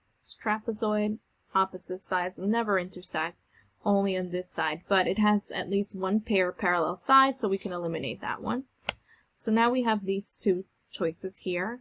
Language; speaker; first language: English; native; English